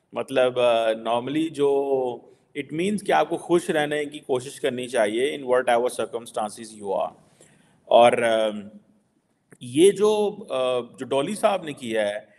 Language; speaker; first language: Urdu; native; Urdu